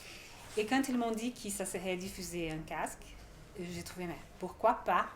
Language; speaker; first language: French; non-native, fluent; Portuguese